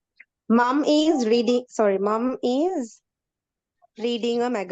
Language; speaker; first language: English; non-native, learner; Tamil